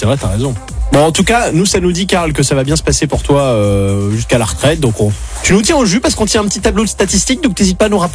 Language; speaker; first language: French; native; French